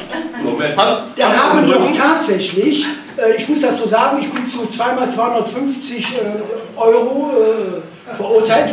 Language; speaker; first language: German; native; German